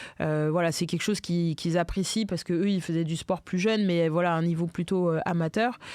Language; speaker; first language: French; early bilingual, other home language; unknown